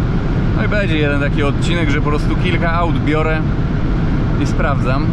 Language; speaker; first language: Polish; native; Polish